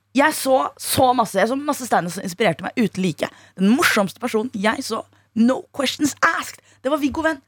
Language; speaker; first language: Norwegian; early bilingual, other home language; Somali